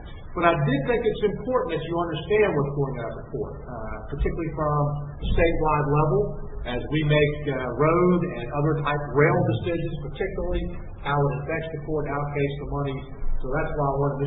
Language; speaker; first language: English; native; English